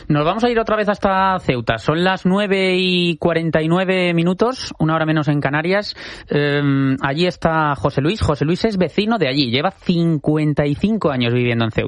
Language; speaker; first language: Spanish; native; Spanish